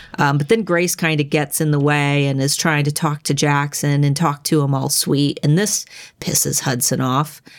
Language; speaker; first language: English; native; English